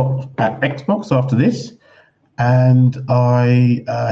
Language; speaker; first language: English; native; English